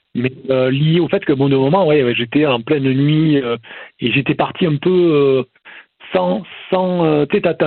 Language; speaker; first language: French; native; French